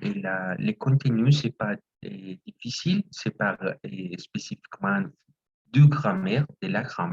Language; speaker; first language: French; non-native, fluent; Spanish